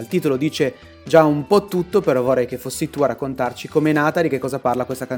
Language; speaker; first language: Italian; native; Italian